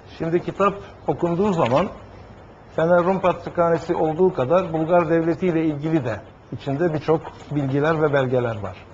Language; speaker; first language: Turkish; native; Turkish